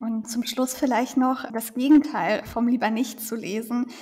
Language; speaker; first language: German; native; German